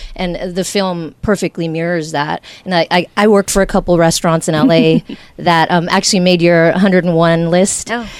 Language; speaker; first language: English; native; English